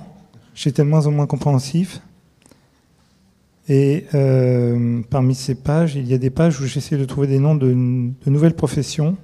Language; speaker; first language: French; native; French